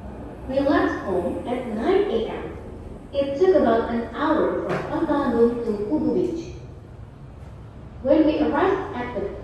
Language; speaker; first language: English; non-native, learner; Indonesian